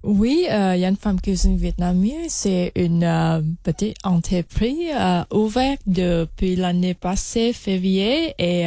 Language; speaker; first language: French; non-native, learner; Vietnamese